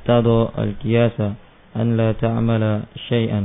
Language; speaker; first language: Arabic; non-native, fluent; Indonesian